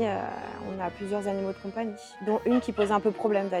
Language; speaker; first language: French; native; French